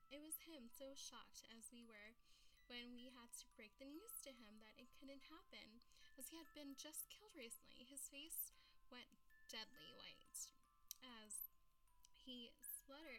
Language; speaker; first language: English; early bilingual, other home language; Spanish